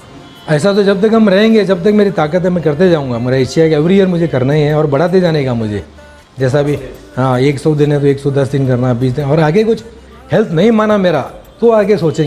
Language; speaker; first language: Hindi; non-native, local second language; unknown